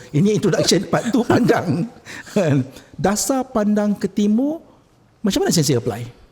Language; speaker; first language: Malay; native; Malay